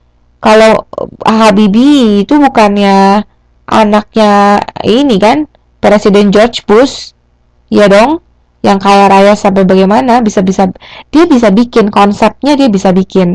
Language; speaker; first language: Indonesian; native; Indonesian